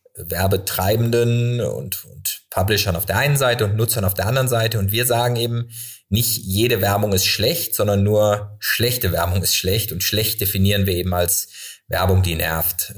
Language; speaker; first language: German; native; German